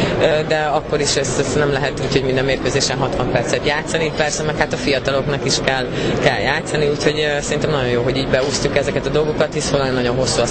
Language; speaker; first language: Hungarian; native; Hungarian